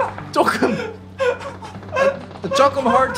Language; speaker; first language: Korean; native; Korean